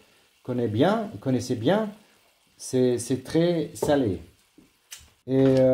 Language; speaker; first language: French; non-native, learner; German